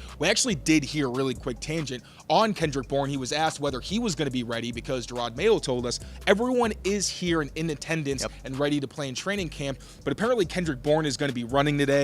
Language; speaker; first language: English; native; English